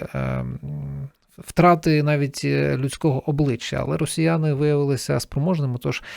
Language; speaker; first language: Ukrainian; native; Ukrainian